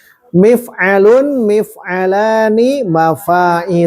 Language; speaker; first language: Arabic; non-native, fluent; Indonesian